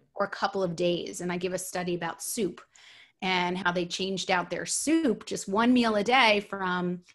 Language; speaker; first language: English; native; English